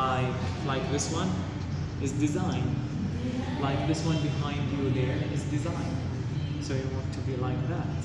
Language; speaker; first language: English; non-native, learner; Arabic